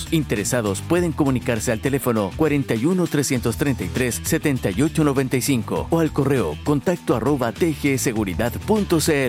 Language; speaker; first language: Spanish; native; Spanish